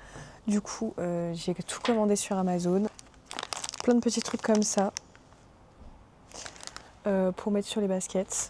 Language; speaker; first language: French; native; French